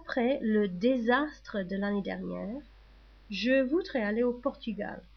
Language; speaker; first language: French; non-native, learner; English